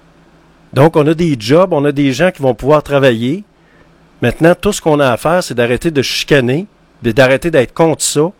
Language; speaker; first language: French; native; French